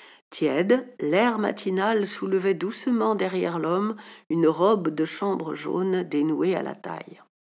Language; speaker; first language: French; native; French